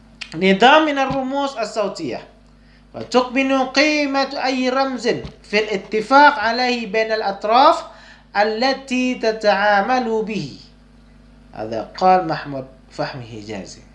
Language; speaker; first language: Arabic; non-native, fluent; Indonesian